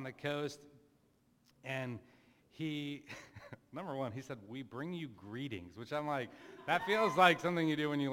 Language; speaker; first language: English; native; English